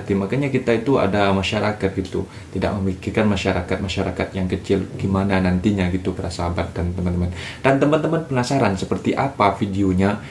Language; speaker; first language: Indonesian; native; Indonesian